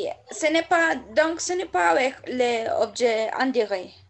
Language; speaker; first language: French; non-native, learner; Spanish